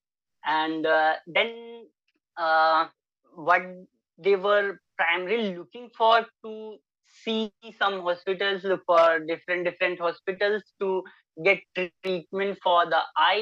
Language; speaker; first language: English; non-native, local second language; Hindi